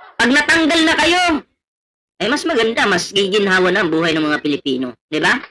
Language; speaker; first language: Filipino; non-native, local second language; Cebuano